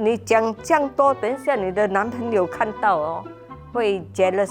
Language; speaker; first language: Chinese; native; Chinese